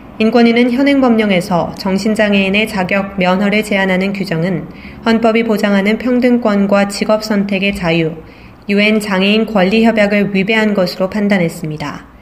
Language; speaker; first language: Korean; native; Korean